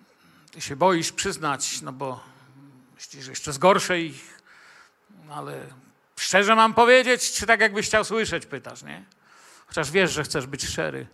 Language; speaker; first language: Polish; native; Polish